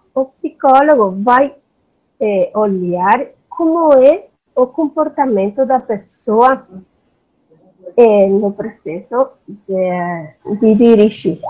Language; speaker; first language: Portuguese; non-native, learner; Spanish